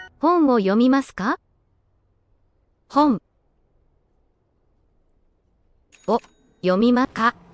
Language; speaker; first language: Japanese; non-native, learner; Filipino